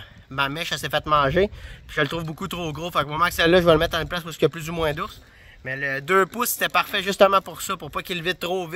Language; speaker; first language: French; native; French